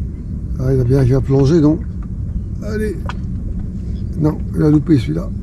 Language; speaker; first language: French; native; French